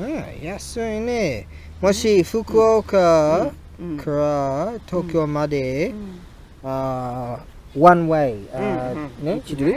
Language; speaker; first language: Japanese; non-native, learner; English